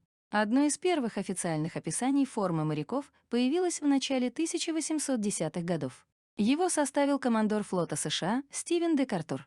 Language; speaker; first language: Russian; native; Russian